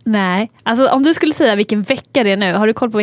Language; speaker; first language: Swedish; native; Swedish